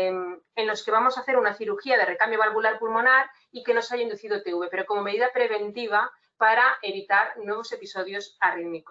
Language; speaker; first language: Spanish; native; Spanish